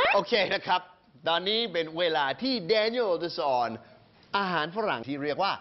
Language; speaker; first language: Thai; non-native, fluent; English